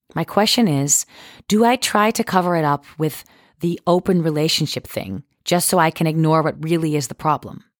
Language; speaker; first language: English; non-native, fluent; Dutch